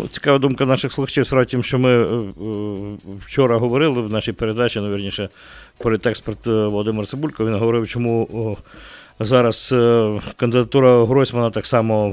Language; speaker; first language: Ukrainian; native; Ukrainian